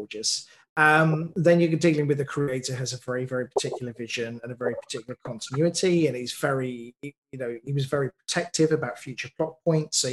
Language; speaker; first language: English; native; English